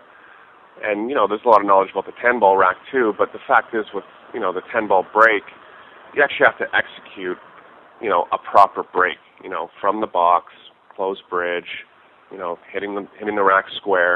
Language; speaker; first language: English; native; English